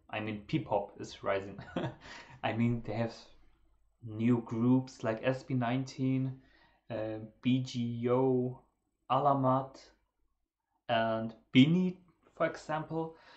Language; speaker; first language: English; non-native, fluent; German